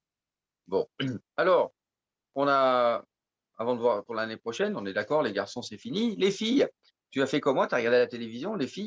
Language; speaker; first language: French; native; French